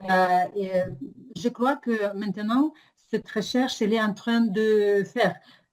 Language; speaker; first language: French; non-native, learner; Ukrainian